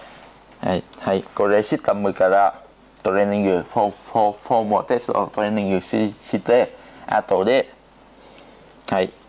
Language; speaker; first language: Japanese; non-native, learner; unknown